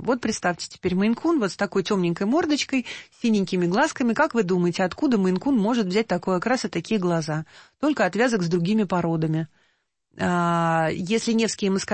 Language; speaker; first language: Russian; native; Russian